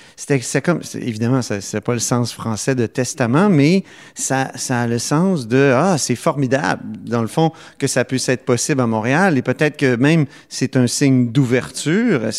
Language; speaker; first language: French; native; French